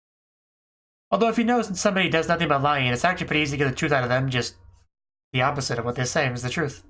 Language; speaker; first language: English; native; English